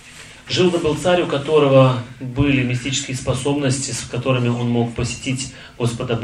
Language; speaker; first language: Russian; native; Russian